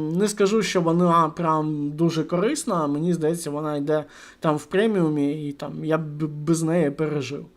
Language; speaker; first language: Ukrainian; non-native, local second language; Russian